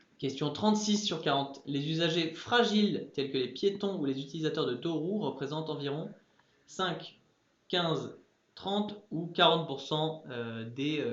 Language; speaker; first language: French; early bilingual, other home language; English